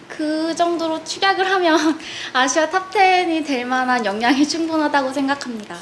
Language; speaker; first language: Korean; native; Korean